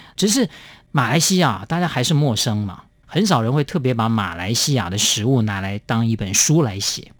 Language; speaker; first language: Chinese; native; Chinese